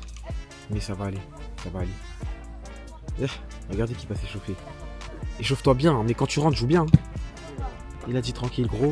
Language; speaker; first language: French; native; French